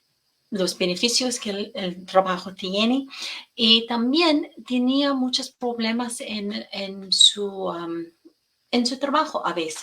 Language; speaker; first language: Spanish; non-native, fluent; English